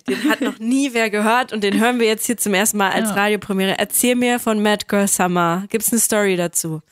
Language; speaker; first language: German; native; German